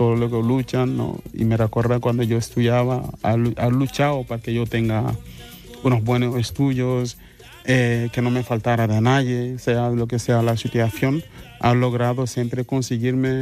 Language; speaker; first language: Spanish; non-native, fluent; Mandingo